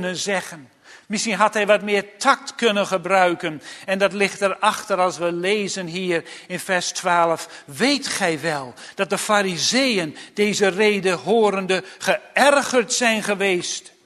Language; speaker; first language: Dutch; native; Dutch